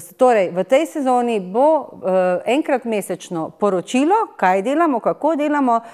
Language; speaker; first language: Slovenian; native; Slovenian